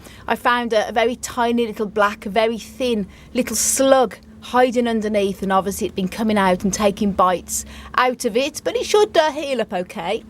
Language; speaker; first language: English; native; English